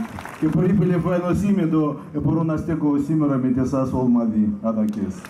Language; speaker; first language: Greek; early bilingual, heritage; Russian